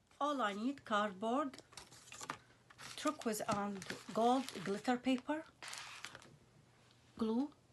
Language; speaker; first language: English; non-native, fluent; Arabic